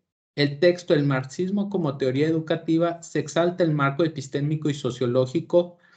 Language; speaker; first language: Spanish; native; Spanish